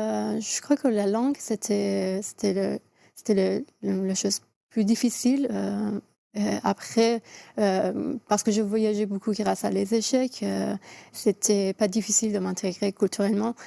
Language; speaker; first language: French; non-native, fluent; Persian